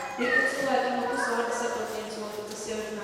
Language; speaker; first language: Latvian; non-native, local second language; Russian